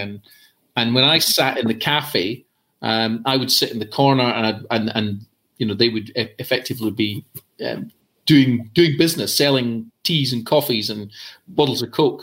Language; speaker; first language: English; native; English